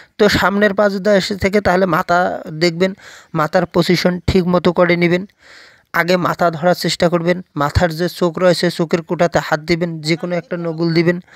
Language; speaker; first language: Bangla; non-native, local second language; Rangpuri